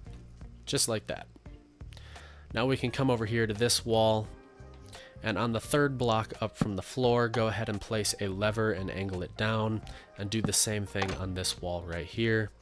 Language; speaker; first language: English; native; English